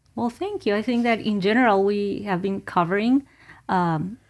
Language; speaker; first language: English; non-native, fluent; Spanish